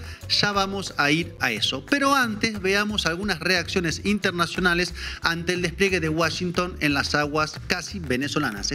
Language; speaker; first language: Spanish; native; Spanish